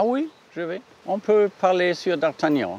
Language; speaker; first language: French; non-native, learner; German